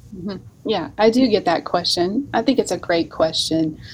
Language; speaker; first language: English; native; English